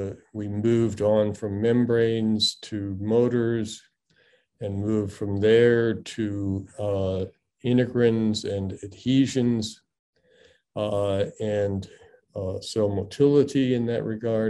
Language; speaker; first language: English; native; English